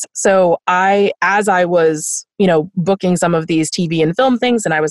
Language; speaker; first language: English; native; English